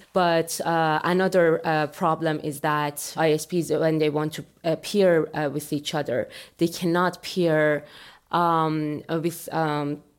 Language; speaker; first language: English; non-native, fluent; Persian